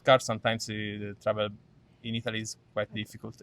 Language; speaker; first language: English; non-native, learner; Italian